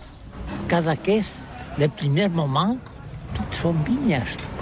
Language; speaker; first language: French; non-native, learner; Catalan